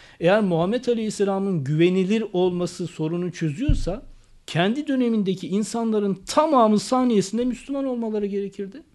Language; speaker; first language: Turkish; native; Turkish